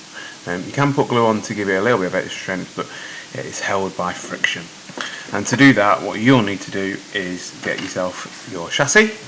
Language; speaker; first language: English; native; English